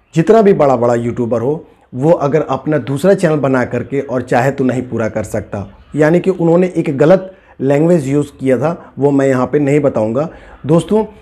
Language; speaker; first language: Hindi; native; Hindi